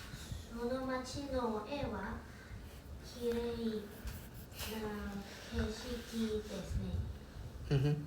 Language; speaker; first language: Japanese; non-native, learner; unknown